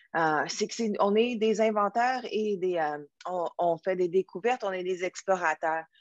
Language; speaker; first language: French; native; French